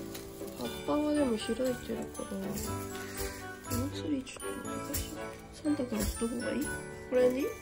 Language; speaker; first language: Japanese; native; Japanese